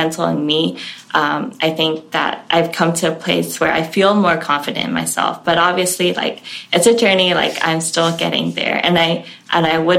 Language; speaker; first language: English; non-native, local second language; Cantonese